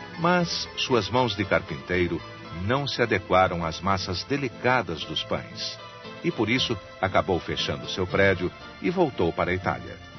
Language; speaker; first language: Portuguese; native; Portuguese